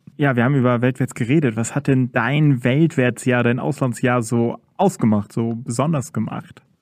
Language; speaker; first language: German; native; German